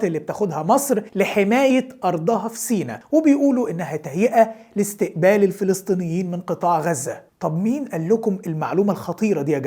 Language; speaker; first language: Arabic; native; Arabic